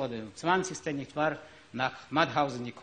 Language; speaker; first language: German; non-native, learner; Ukrainian